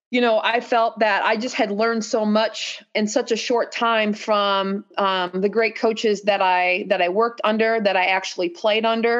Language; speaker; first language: English; native; English